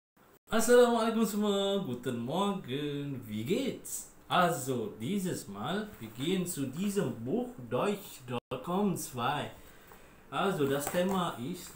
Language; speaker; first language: German; non-native, learner; Malay